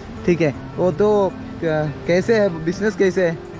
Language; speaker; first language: Hindi; non-native, local second language; Malayalam